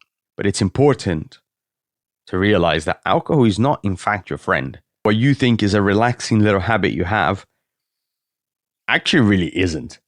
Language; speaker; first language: English; native; English